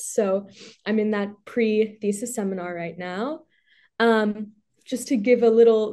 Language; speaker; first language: English; native; English